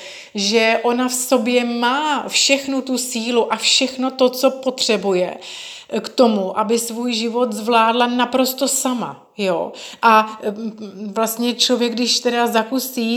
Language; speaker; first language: Czech; native; Czech